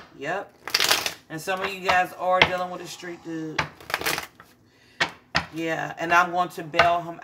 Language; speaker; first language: English; native; English